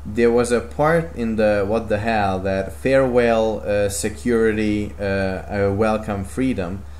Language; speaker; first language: English; non-native, fluent; Hungarian